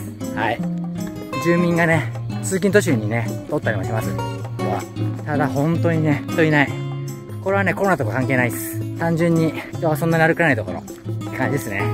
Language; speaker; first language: Japanese; native; Japanese